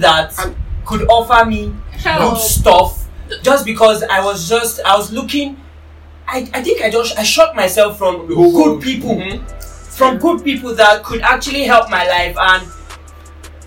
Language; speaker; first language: English; non-native, local second language; Yoruba